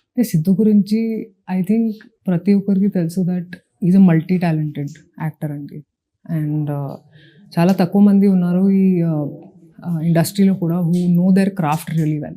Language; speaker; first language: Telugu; non-native, fluent; Hindi